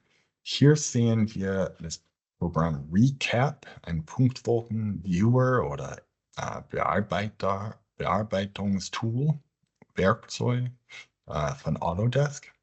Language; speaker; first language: German; non-native, fluent; English